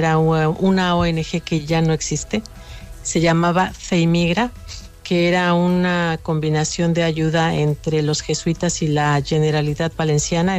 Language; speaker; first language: Spanish; native; Spanish